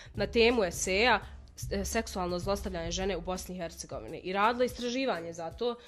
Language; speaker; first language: Croatian; non-native, fluent; Arabic